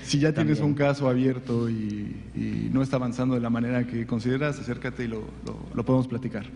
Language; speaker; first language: Spanish; native; Spanish